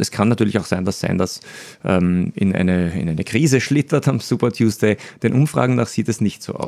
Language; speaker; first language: German; native; German